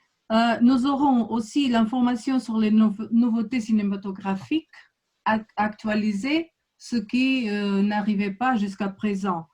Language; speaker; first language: French; non-native, fluent; Portuguese